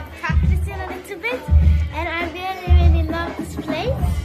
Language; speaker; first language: English; non-native, fluent; Swedish